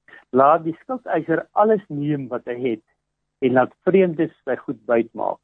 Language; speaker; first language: Afrikaans; native; Afrikaans